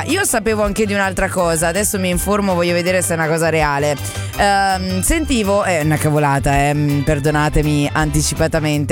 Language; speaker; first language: Italian; native; Italian